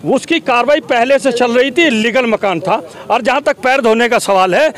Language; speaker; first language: Hindi; native; Hindi